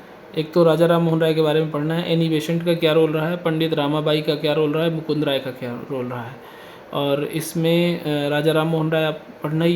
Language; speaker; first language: Hindi; native; Hindi